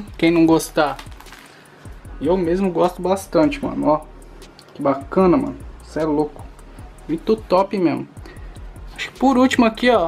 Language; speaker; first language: Portuguese; native; Portuguese